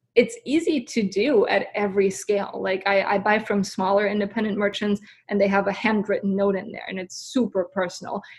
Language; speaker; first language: English; non-native, fluent; German